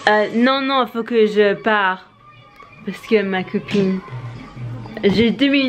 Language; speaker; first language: French; non-native, learner; English